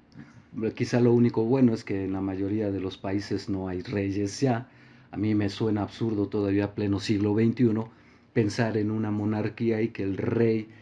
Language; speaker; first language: Spanish; native; Spanish